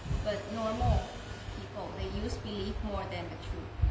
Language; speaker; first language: English; non-native, fluent; Thai